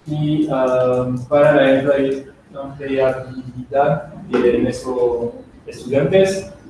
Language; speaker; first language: Spanish; non-native, learner; French